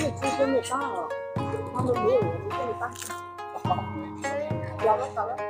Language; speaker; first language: Chinese; non-native, local second language; Cantonese